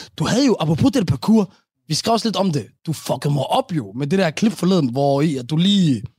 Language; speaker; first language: Danish; early bilingual, other home language; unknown